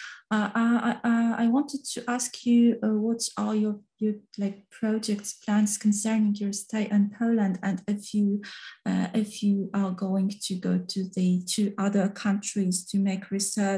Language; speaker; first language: English; non-native, fluent; Polish